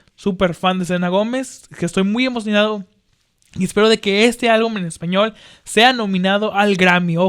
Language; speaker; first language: Spanish; early bilingual, heritage; Spanish